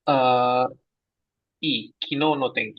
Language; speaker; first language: Japanese; non-native, learner; Indonesian